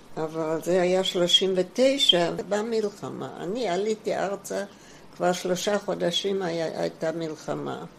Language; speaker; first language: Hebrew; non-native, fluent; German